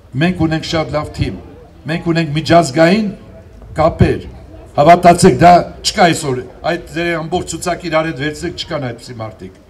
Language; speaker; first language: Armenian; native; Armenian